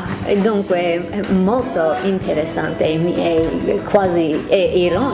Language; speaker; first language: Italian; non-native, fluent; English